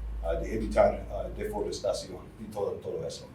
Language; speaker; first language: Spanish; non-native, fluent; English